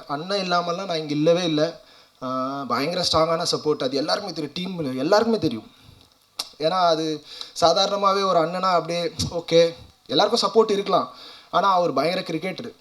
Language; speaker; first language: Tamil; native; Tamil